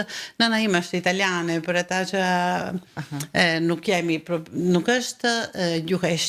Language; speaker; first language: Albanian; early bilingual, heritage; Albanian